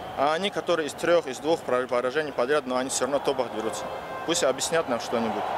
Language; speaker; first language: Russian; non-native, local second language; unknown